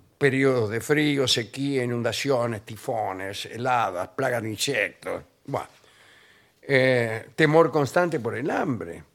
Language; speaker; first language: Spanish; native; Spanish